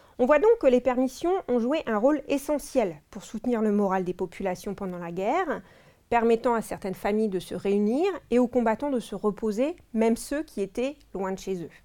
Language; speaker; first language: French; native; French